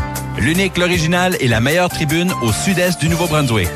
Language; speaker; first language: French; native; French